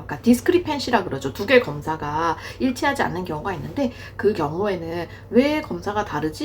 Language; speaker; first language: Korean; native; Korean